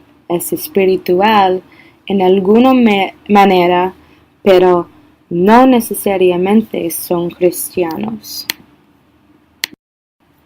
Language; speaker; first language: Spanish; non-native, learner; English